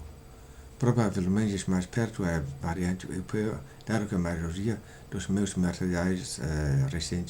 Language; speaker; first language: Portuguese; non-native, learner; Danish